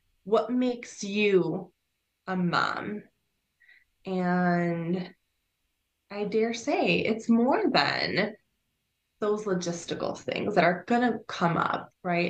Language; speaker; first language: English; early bilingual, other home language; Spanish